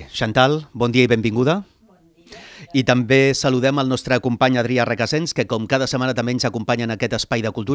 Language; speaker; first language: Catalan; native; Catalan